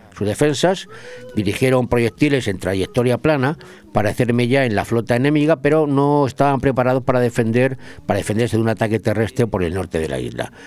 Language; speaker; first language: Spanish; native; Spanish